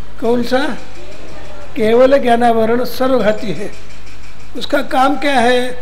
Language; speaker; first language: Hindi; non-native, local second language; Kannada